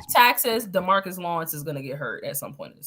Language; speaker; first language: English; native; English